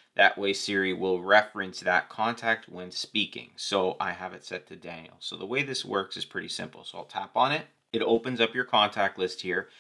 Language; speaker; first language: English; native; English